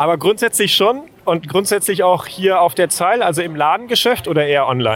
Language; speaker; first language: German; native; German